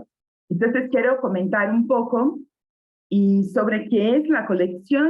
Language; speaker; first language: Spanish; non-native, fluent; Portuguese